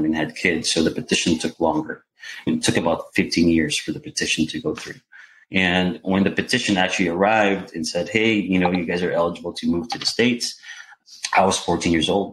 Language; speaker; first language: English; non-native, local second language; Filipino